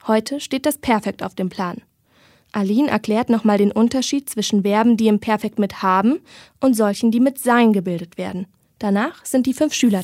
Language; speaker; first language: German; native; German